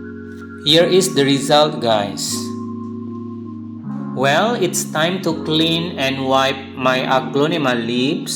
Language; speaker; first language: English; non-native, learner; Indonesian